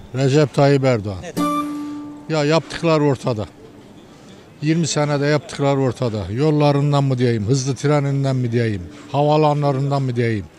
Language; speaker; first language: Turkish; native; Turkish